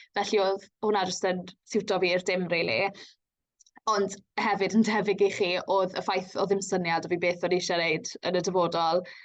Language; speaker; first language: Welsh; native; Welsh